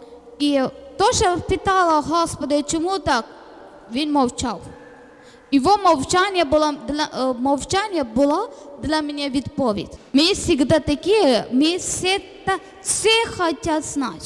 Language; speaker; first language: Ukrainian; non-native, learner; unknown